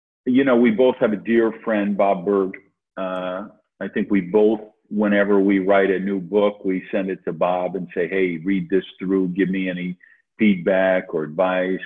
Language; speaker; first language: English; native; English